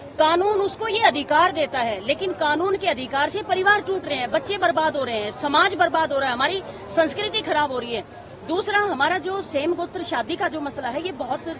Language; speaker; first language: Hindi; native; Hindi